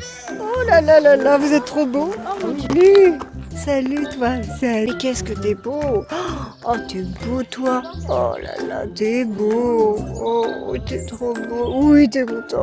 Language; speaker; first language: French; native; French